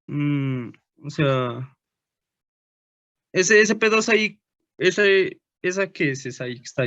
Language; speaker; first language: Spanish; native; Spanish